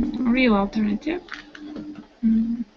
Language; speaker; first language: English; non-native, learner; Turkish